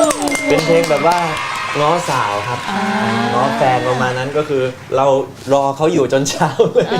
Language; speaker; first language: Thai; native; Thai